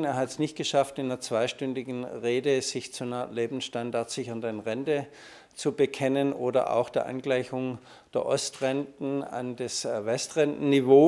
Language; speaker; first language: German; native; German